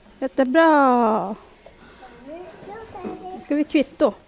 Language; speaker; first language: Swedish; non-native, learner; Thai